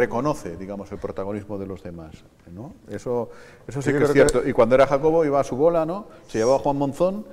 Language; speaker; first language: Spanish; native; Spanish